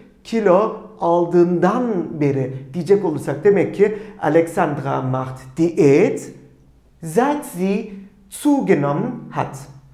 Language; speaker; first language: German; non-native, fluent; Turkish